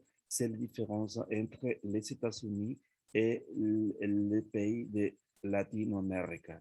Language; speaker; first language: French; non-native, learner; Spanish